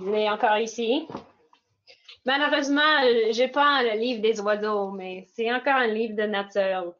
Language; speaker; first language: French; non-native, fluent; English